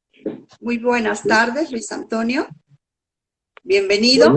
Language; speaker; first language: Spanish; native; Spanish